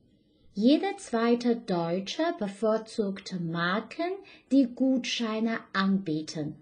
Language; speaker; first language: German; non-native, fluent; Chinese